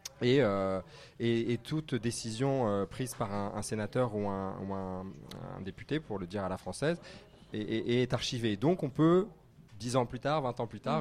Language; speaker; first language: French; native; French